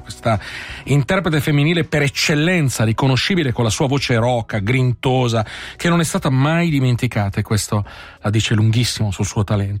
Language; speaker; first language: Italian; native; Italian